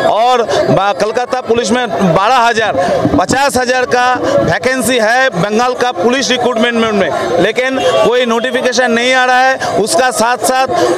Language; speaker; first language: Hindi; non-native, local second language; Bangla